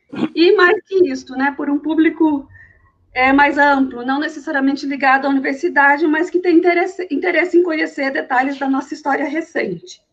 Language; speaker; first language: Portuguese; native; Portuguese